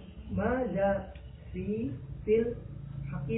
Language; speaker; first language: Arabic; non-native, learner; Indonesian